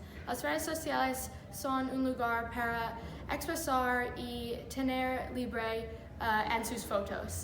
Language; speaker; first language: Spanish; non-native, learner; English